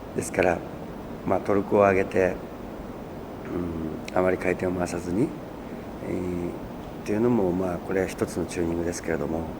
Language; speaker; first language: Japanese; native; Japanese